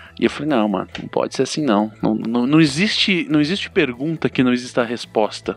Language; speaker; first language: Portuguese; native; Portuguese